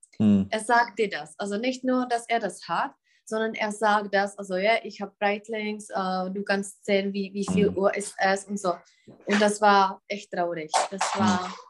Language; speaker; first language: German; non-native, fluent; Czech